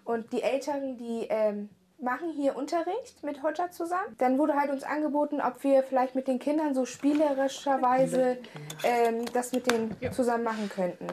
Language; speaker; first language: German; early bilingual, other home language; Turkish